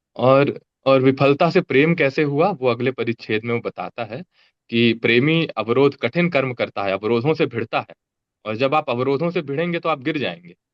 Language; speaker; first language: Hindi; native; Hindi